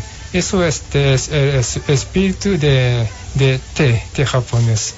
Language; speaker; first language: Spanish; non-native, fluent; Japanese